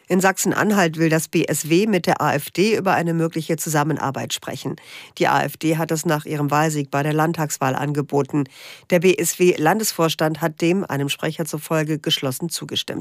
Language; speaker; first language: German; native; German